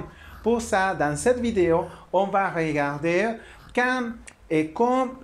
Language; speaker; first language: French; non-native, learner; Spanish